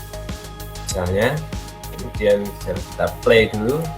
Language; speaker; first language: Indonesian; native; Indonesian